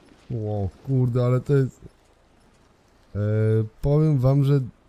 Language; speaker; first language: Polish; native; Polish